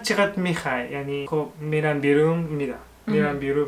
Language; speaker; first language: Persian; non-native, fluent; Japanese